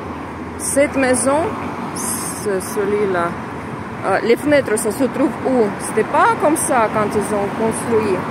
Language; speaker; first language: French; non-native, fluent; Russian